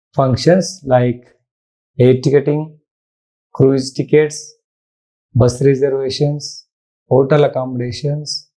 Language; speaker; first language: English; non-native, local second language; Telugu